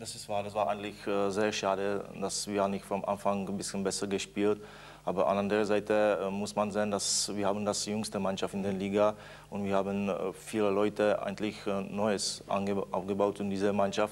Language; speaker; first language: German; non-native, fluent; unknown